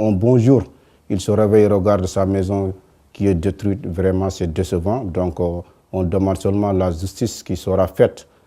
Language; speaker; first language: French; non-native, local second language; Wolof